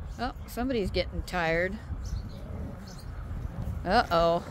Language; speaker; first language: English; native; English